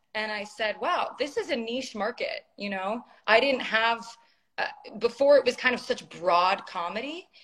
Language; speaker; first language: English; native; English